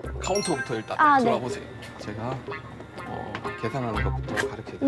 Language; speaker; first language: Korean; native; Korean